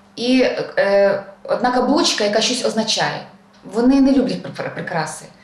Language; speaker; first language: Ukrainian; native; Ukrainian